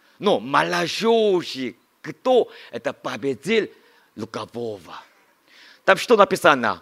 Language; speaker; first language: Russian; non-native, learner; Korean